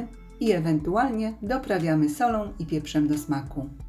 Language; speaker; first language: Polish; native; Polish